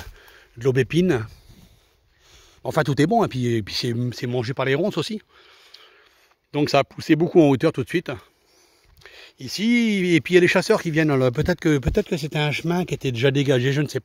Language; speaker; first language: French; native; French